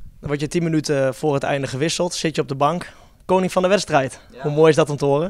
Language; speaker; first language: Dutch; native; Dutch